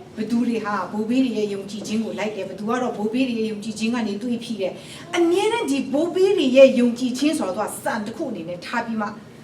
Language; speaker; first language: Burmese; non-native, local second language; Kachin